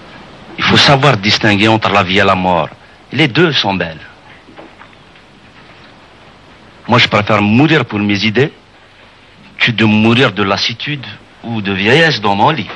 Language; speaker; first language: French; non-native, local second language; Kabyle